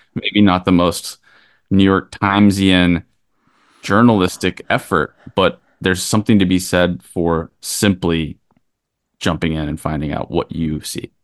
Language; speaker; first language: English; native; English